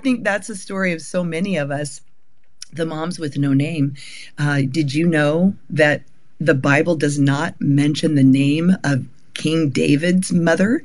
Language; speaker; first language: English; native; English